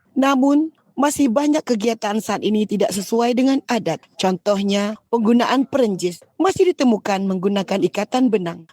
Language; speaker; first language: Indonesian; native; Indonesian